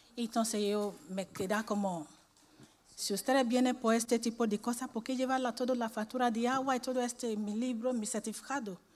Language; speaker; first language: Spanish; non-native, learner; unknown